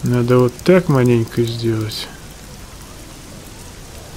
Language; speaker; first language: Russian; native; Russian